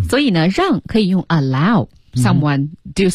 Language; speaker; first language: Chinese; native; Chinese